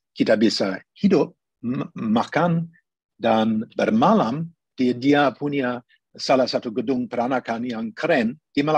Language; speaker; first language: Indonesian; non-native, fluent; English